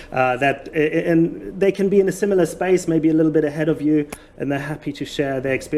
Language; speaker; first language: English; non-native, fluent; German